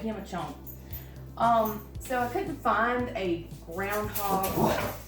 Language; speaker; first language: English; native; English